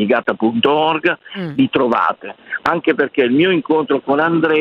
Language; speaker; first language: Italian; native; Italian